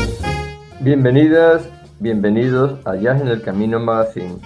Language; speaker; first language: Spanish; native; Spanish